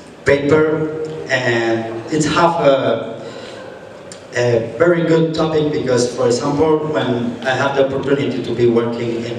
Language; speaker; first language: English; non-native, fluent; Spanish